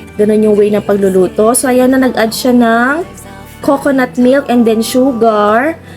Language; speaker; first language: Filipino; non-native, local second language; Iloko